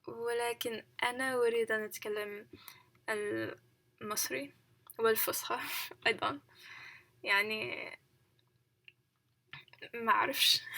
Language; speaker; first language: Arabic; non-native, learner; English